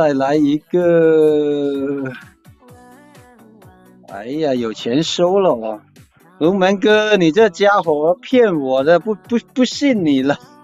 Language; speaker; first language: Chinese; native; Chinese